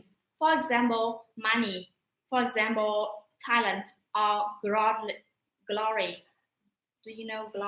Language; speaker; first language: English; non-native, learner; Vietnamese